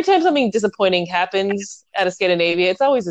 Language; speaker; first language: English; native; English